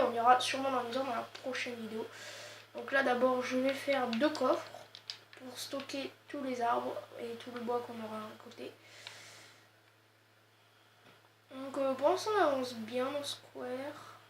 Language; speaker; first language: French; native; French